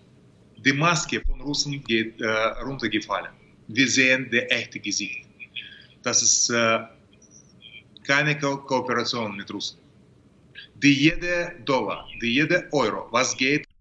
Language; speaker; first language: German; non-native, fluent; Russian